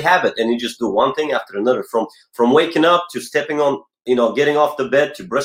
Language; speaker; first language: English; non-native, fluent; Bulgarian